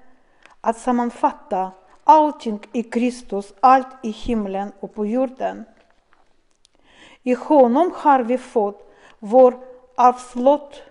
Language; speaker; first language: Swedish; non-native, fluent; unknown